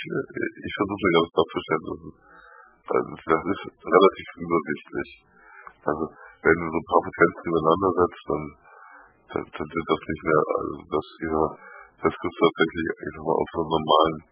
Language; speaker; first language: German; native; German